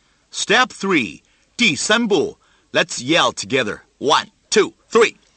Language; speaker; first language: English; non-native, fluent; Chinese